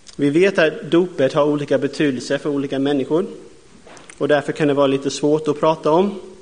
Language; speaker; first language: Swedish; non-native, fluent; English